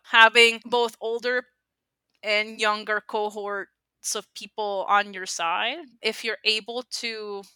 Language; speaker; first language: English; non-native, fluent; Spanish